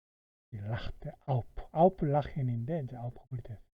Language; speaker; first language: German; non-native, fluent; Korean